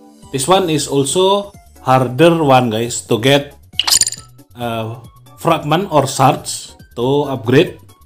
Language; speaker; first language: English; non-native, learner; Indonesian